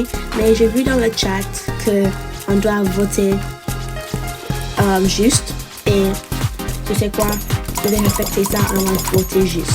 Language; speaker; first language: French; non-native, learner; English